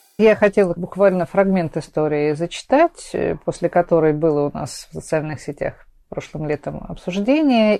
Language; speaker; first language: Russian; native; Russian